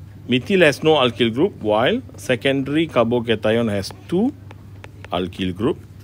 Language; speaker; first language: English; non-native, local second language; Malay